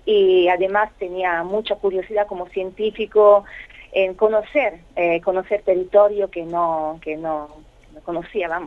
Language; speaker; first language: Spanish; non-native, fluent; Italian